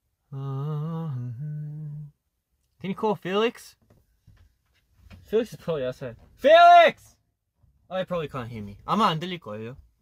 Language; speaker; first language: English; early bilingual, other home language; Korean